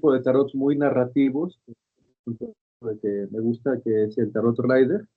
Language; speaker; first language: Spanish; native; Spanish